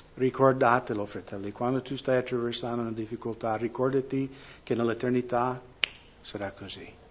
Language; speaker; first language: Italian; non-native, fluent; English